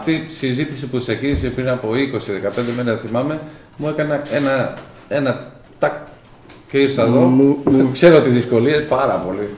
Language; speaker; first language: Greek; non-native, fluent; Spanish